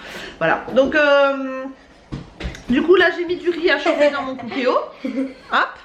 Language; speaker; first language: French; native; French